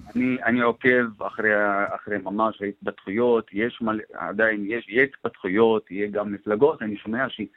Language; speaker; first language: Hebrew; non-native, local second language; Arabic